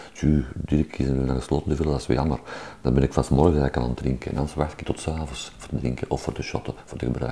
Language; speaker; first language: Dutch; native; Dutch